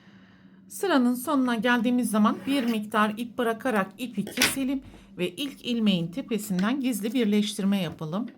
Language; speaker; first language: Turkish; native; Turkish